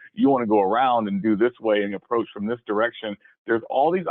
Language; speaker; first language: English; native; English